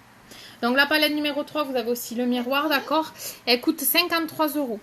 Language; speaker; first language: French; native; French